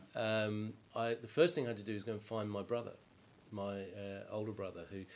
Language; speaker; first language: English; native; English